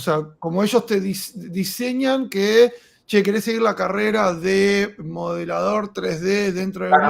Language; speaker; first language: Spanish; native; Spanish